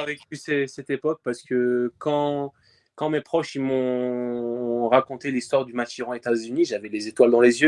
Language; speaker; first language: French; early bilingual, other home language; Persian